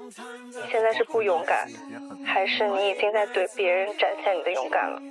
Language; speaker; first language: Chinese; native; Chinese